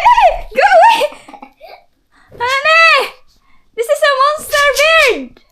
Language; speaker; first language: English; non-native, local second language; Filipino